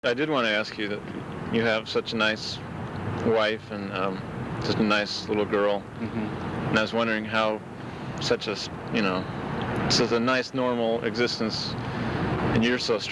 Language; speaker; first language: English; native; English